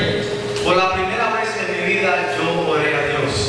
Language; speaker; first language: Spanish; native; Spanish